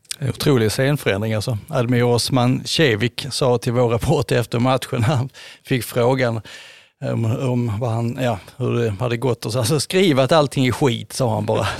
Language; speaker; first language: Swedish; native; Swedish